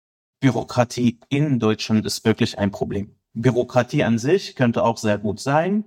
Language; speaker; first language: German; non-native, fluent; Arabic